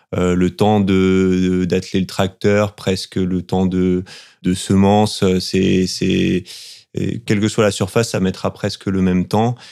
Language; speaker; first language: French; native; French